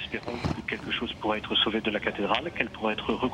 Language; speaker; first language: French; native; French